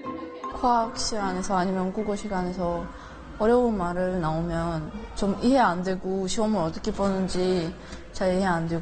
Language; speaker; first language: Korean; early bilingual, other home language; Russian